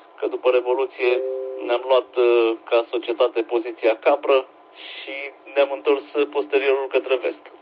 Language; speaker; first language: Romanian; native; Romanian